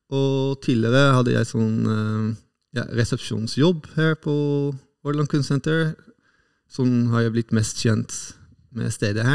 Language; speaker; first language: Norwegian; non-native, fluent; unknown